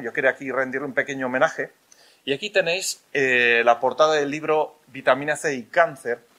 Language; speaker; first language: Spanish; native; Spanish